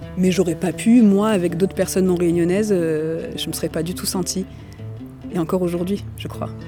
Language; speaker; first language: French; native; French